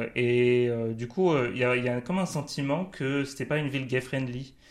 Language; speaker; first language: French; native; French